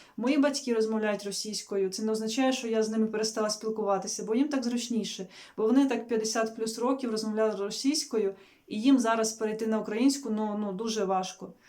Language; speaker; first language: Ukrainian; non-native, local second language; Russian